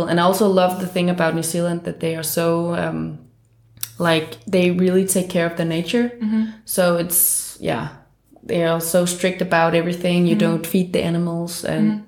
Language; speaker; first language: English; non-native, fluent; Danish